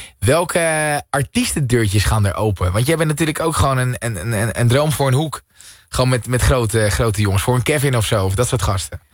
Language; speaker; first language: Dutch; native; Dutch